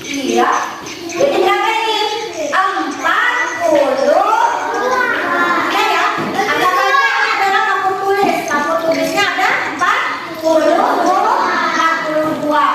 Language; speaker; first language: Indonesian; native; Indonesian